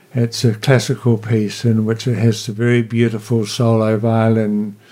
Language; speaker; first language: English; native; English